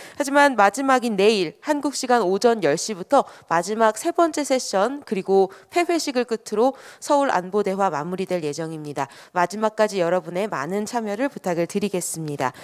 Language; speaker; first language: Korean; native; Korean